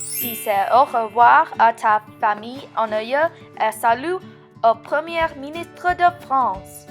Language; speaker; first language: French; non-native, learner; English